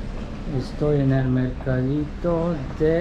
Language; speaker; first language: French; non-native, learner; Japanese